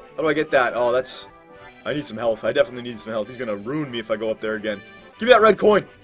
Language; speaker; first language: English; native; English